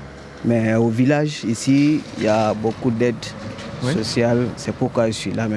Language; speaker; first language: French; non-native, fluent; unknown